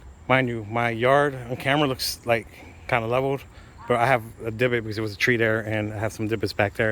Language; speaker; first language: English; native; English